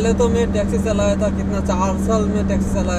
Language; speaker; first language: Hindi; non-native, fluent; Bangla